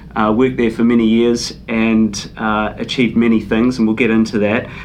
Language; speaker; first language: English; native; English